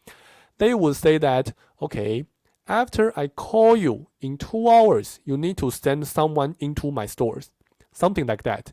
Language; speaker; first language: English; non-native, fluent; Chinese